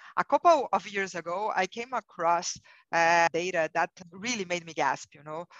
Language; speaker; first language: English; non-native, fluent; Portuguese